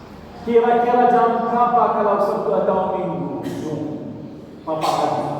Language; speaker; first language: Indonesian; non-native, learner; Arabic